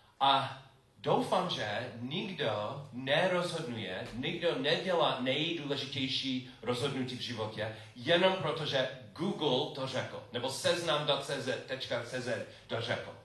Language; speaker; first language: Czech; non-native, learner; English